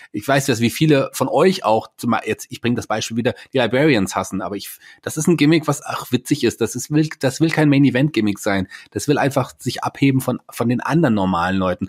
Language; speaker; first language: German; native; German